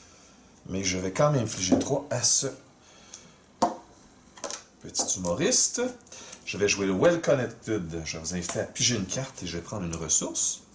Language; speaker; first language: French; native; French